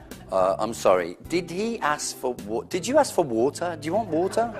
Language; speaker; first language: English; native; English